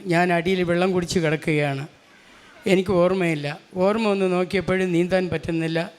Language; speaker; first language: Malayalam; non-native, local second language; Tamil